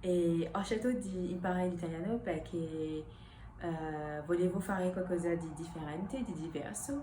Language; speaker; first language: Italian; non-native, fluent; French